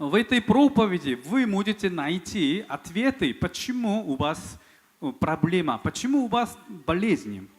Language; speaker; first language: Russian; non-native, fluent; Korean